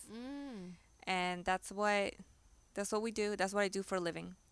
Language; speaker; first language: English; early bilingual, other home language; Spanish